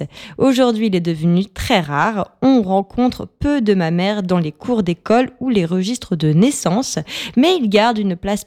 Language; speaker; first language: French; native; French